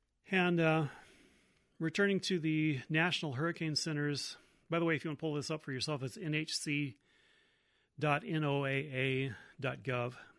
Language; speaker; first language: English; native; English